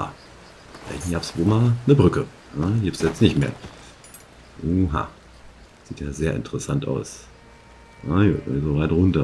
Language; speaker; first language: German; native; German